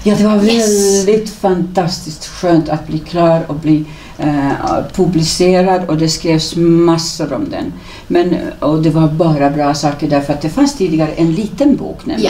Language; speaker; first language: Swedish; native; Swedish